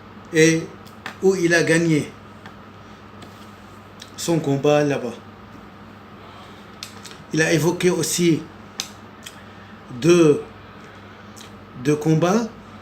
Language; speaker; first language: French; non-native, local second language; Arabic